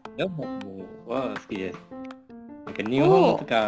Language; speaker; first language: Japanese; non-native, learner; Malay